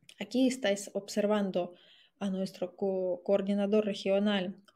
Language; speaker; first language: Spanish; non-native, fluent; Russian